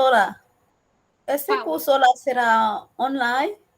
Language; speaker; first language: Portuguese; non-native, learner; Haitian Creole